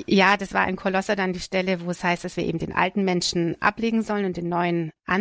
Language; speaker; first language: German; native; German